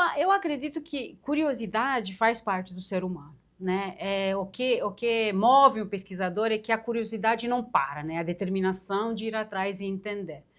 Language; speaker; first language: Portuguese; non-native, fluent; Romanian